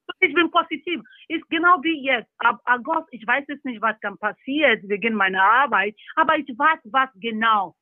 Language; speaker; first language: German; non-native, learner; Yoruba